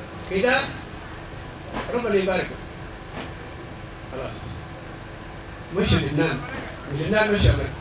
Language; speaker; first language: Arabic; non-native, local second language; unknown